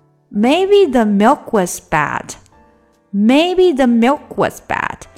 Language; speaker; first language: English; non-native, fluent; Chinese